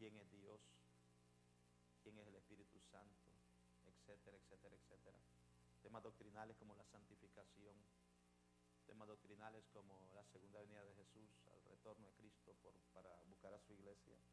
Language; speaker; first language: Spanish; native; Spanish